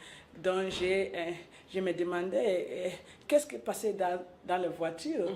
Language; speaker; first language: French; non-native, local second language; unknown